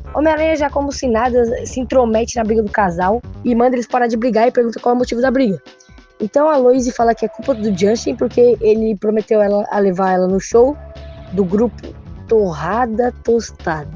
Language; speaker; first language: Portuguese; native; Portuguese